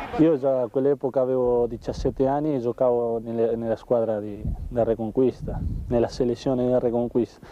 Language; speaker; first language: Italian; non-native, fluent; Spanish